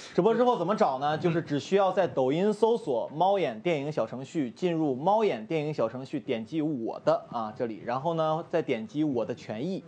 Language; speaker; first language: Chinese; native; Chinese